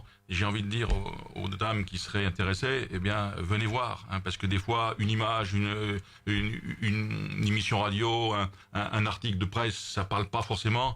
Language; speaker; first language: French; native; French